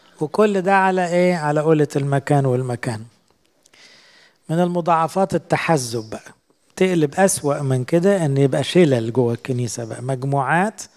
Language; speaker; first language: Arabic; native; Arabic